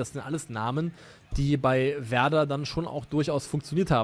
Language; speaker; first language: German; native; German